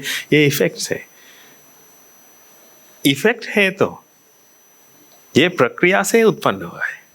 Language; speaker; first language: Hindi; non-native, fluent; Sinhala